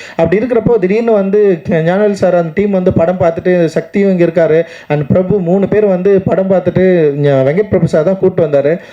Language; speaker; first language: Tamil; native; Tamil